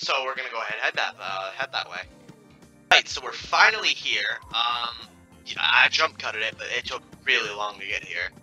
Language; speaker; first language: English; native; English